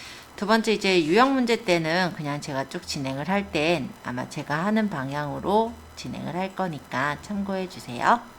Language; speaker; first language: Korean; native; Korean